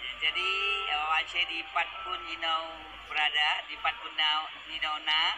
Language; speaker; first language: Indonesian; non-native, local second language; Achinese